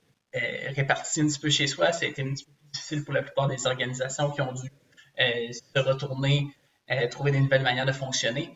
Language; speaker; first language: French; native; French